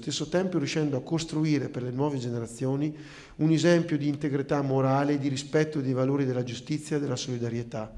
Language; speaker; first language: Italian; native; Italian